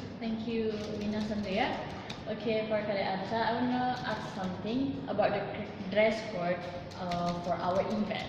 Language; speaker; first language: English; non-native, learner; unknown